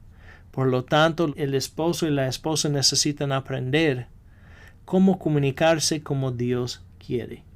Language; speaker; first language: Spanish; non-native, fluent; English